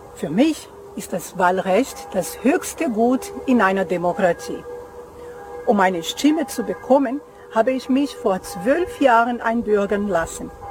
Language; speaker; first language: German; non-native, fluent; Portuguese